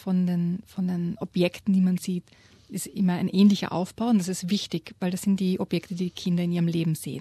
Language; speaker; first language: German; native; German